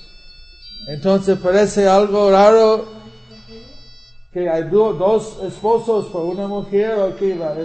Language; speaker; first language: Spanish; non-native, fluent; English